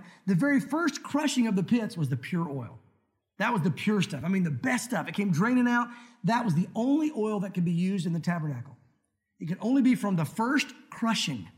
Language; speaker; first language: English; native; English